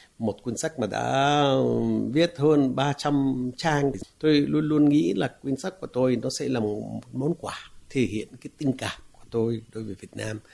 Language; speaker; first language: Vietnamese; non-native, fluent; Arabic